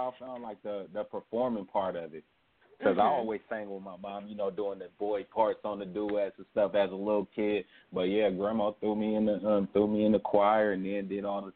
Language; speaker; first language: English; native; English